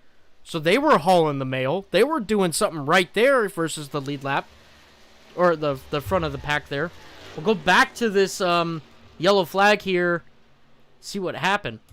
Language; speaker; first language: English; native; English